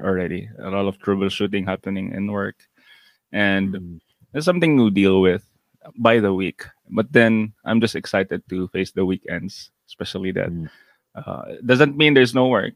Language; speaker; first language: English; non-native, local second language; Cebuano